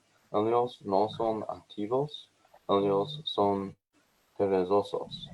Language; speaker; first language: Spanish; non-native, learner; English